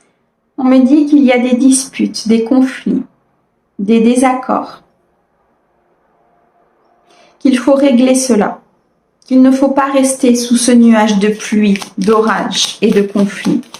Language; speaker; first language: French; native; French